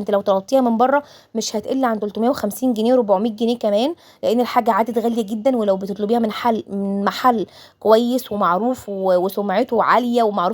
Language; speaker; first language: Arabic; native; Arabic